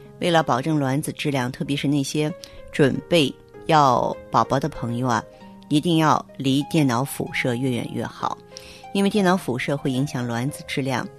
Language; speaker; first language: Chinese; native; Chinese